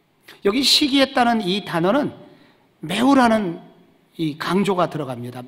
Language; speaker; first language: Korean; native; Korean